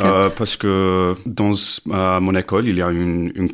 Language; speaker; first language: French; non-native, learner; English